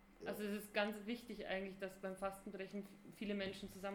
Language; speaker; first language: German; native; German